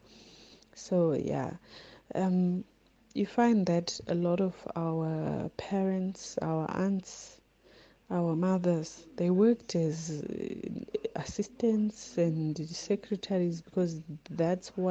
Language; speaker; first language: English; non-native, local second language; Shona